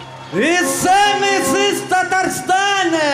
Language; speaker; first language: Russian; non-native, learner; English